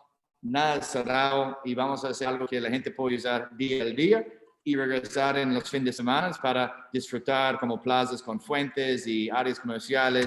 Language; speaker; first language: Spanish; non-native, learner; English